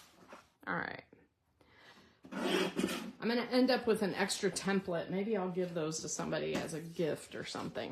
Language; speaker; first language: English; native; English